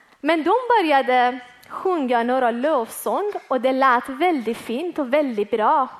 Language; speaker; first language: Swedish; early bilingual, other home language; Persian